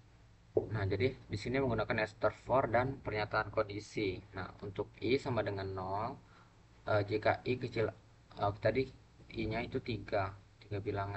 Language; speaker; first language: Indonesian; native; Indonesian